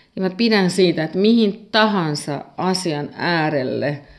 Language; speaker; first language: Finnish; native; Finnish